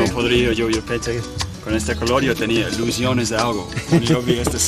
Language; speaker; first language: Spanish; non-native, learner; English